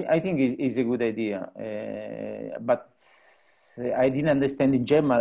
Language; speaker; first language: English; non-native, fluent; Italian